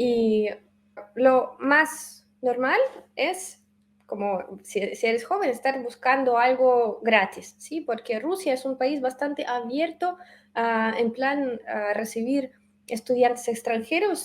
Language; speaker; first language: Spanish; non-native, fluent; Russian